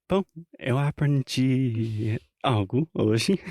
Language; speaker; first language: Portuguese; non-native, fluent; English